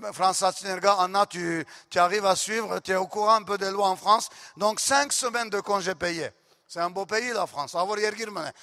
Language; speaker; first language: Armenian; early bilingual, heritage; Armenian